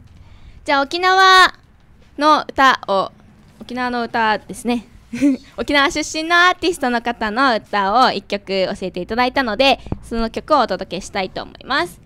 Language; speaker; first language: Japanese; native; Japanese